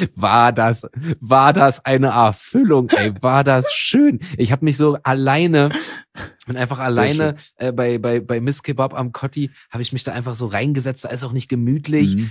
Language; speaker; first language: German; native; German